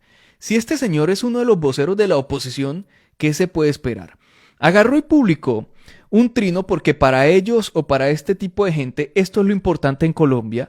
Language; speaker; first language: Spanish; native; Spanish